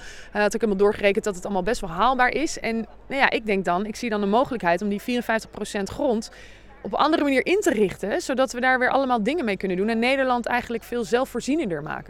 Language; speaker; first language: Dutch; native; Dutch